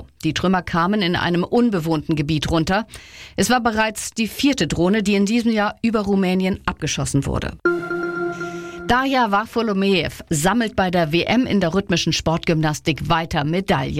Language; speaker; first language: German; native; German